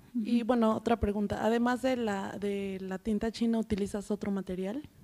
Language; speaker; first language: Spanish; native; Spanish